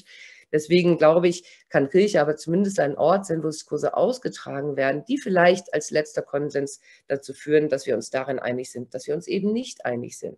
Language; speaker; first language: German; native; German